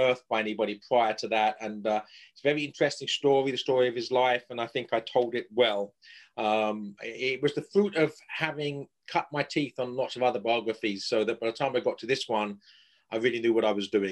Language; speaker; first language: English; native; English